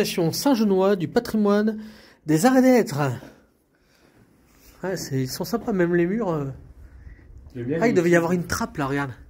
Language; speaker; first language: French; native; French